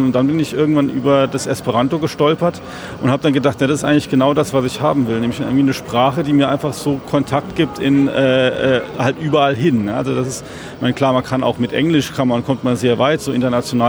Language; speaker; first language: German; native; German